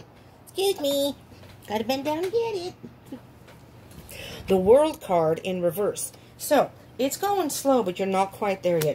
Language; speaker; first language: English; native; English